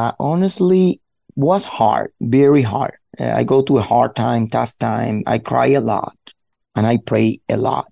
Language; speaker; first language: English; non-native, fluent; Spanish